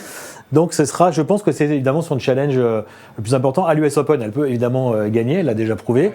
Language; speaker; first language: French; native; French